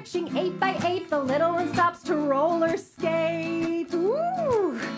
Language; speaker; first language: English; native; English